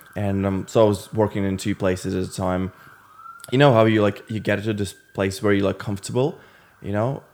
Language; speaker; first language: English; non-native, fluent; Latvian